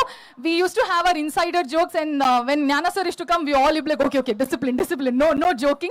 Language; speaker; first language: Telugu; non-native, learner; Kannada